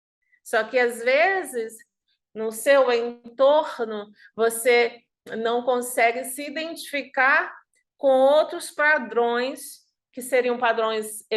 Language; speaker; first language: Portuguese; native; Portuguese